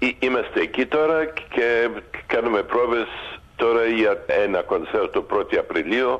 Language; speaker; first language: Greek; early bilingual, heritage; Greek